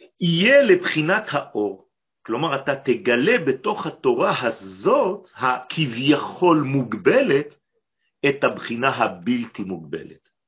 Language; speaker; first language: Hebrew; non-native, fluent; French